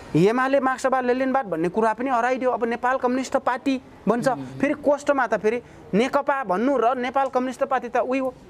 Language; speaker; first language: Nepali; non-native, local second language; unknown